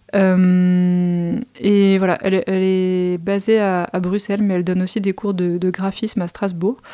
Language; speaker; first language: French; native; French